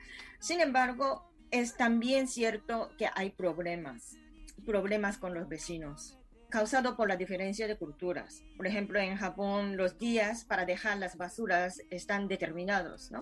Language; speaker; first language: Spanish; non-native, fluent; Japanese